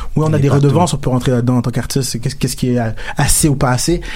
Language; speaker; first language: French; native; French